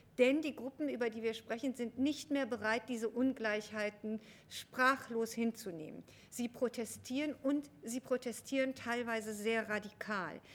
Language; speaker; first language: German; early bilingual, other home language; Persian